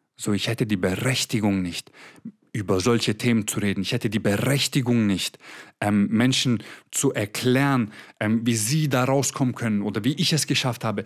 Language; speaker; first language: German; early bilingual, other home language; Croatian